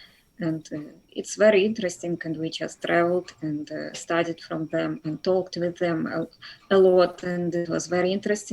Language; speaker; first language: English; non-native, fluent; Russian